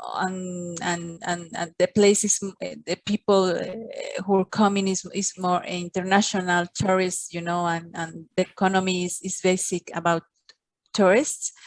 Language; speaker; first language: English; non-native, fluent; Spanish